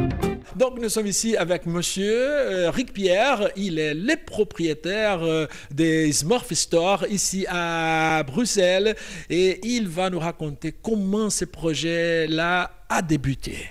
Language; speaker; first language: French; non-native, fluent; Portuguese